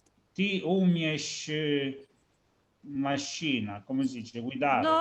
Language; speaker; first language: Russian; non-native, learner; Italian